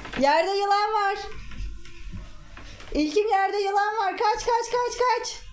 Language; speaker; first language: Turkish; native; Turkish